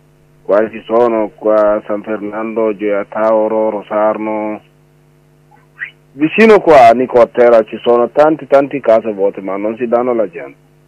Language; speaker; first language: Italian; non-native, learner; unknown